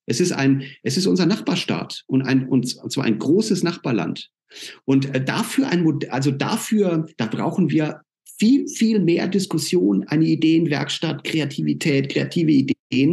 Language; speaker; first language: German; native; German